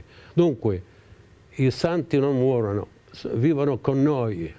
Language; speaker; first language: Italian; non-native, fluent; Arabic